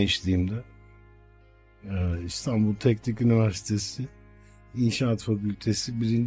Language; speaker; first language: Turkish; native; Turkish